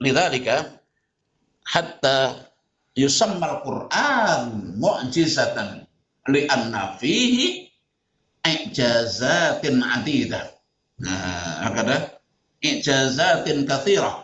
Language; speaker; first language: Arabic; non-native, fluent; Indonesian